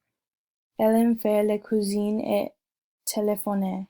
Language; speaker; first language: French; non-native, learner; English